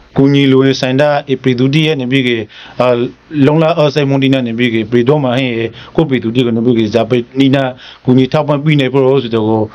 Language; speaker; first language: Burmese; native; Burmese